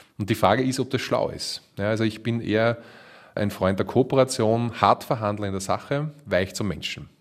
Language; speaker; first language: German; native; German